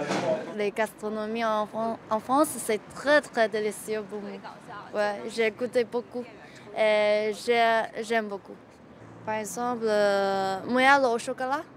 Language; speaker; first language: French; non-native, learner; Chinese